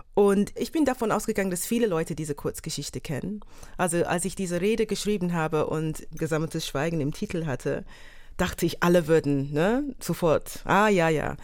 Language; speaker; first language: German; non-native, fluent; English